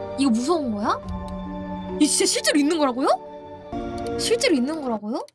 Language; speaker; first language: Korean; native; Korean